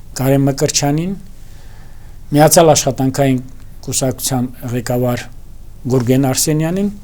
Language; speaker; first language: Armenian; native; Armenian